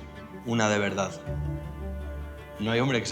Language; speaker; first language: Spanish; native; Spanish